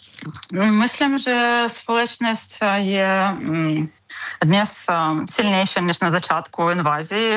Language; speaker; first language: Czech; non-native, learner; Ukrainian